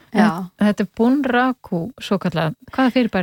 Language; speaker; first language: Icelandic; native; Icelandic